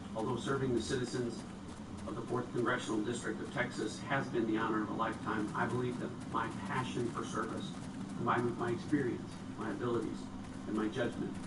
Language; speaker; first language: English; native; English